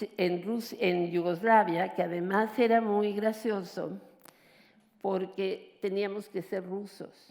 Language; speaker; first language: Spanish; native; Spanish